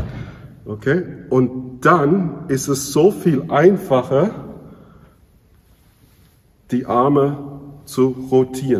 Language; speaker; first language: German; non-native, fluent; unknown